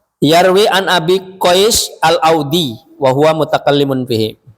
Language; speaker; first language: Arabic; non-native, fluent; Indonesian